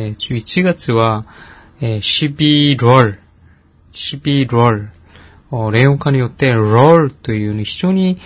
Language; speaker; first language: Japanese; non-native, fluent; Korean